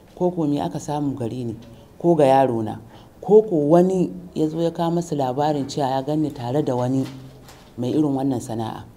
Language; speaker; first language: Hausa; native; Hausa